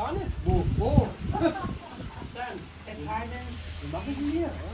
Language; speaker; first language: German; non-native, learner; Vietnamese